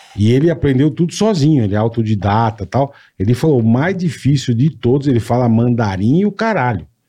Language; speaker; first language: Portuguese; native; Portuguese